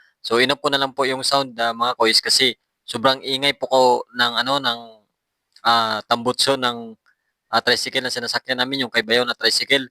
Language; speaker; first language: Filipino; non-native, local second language; Aklanon